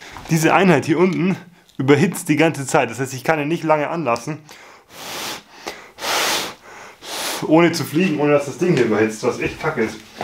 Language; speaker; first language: German; native; German